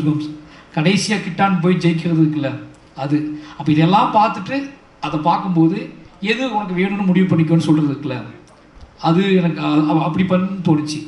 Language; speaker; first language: Tamil; native; Tamil